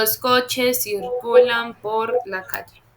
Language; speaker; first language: Spanish; non-native, fluent; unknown